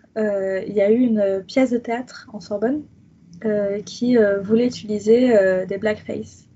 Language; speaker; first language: French; native; French